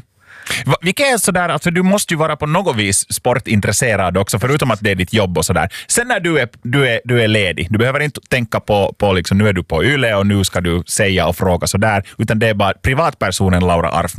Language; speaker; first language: Swedish; native; Swedish